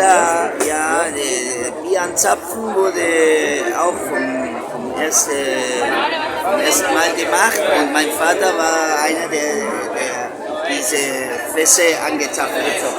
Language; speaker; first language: German; early bilingual, heritage; Spanish